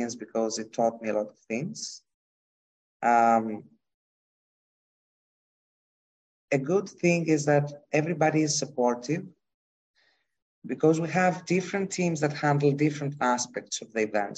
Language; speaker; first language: English; non-native, fluent; Greek